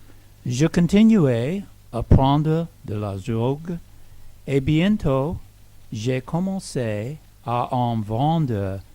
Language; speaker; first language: French; non-native, learner; English